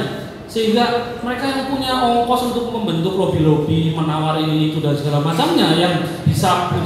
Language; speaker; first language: Indonesian; native; Indonesian